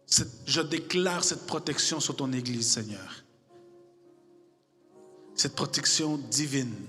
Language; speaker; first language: French; non-native, fluent; Spanish